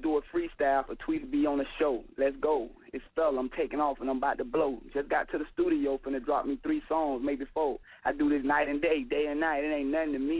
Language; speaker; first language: English; native; English